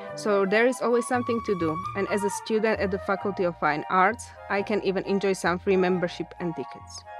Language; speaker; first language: English; non-native, fluent; Slovak